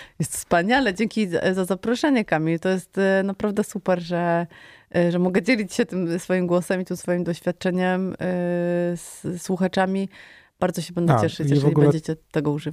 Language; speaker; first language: Polish; native; Polish